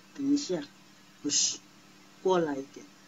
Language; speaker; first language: Chinese; non-native, fluent; Indonesian